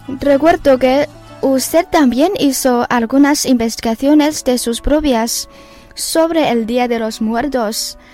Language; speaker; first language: Spanish; non-native, fluent; Chinese